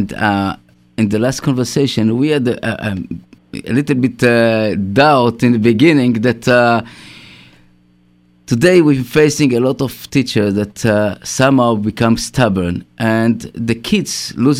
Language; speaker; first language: English; non-native, fluent; Hebrew